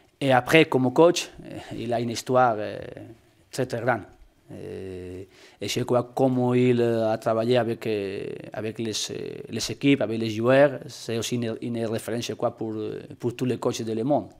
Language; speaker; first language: French; non-native, learner; Spanish